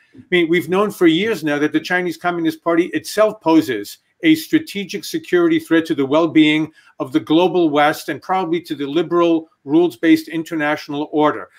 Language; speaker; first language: English; native; English